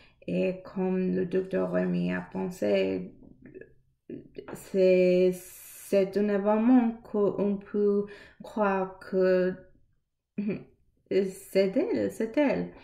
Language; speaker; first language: French; non-native, learner; English